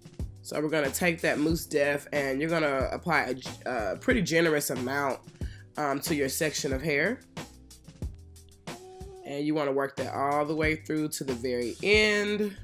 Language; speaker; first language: English; native; English